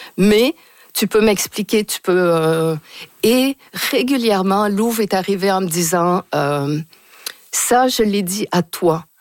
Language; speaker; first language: French; native; French